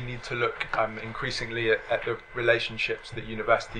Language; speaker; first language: English; native; English